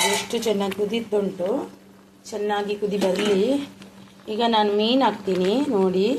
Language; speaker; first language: Kannada; non-native, local second language; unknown